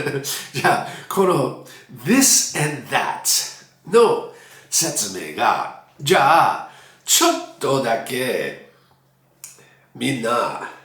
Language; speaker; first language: Japanese; non-native, fluent; English